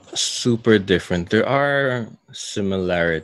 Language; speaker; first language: English; native; English